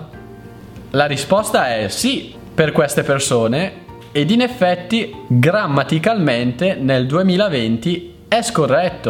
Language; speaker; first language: Italian; native; Italian